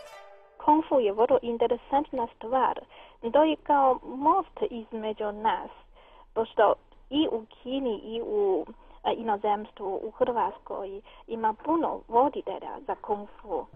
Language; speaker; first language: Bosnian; non-native, learner; Chinese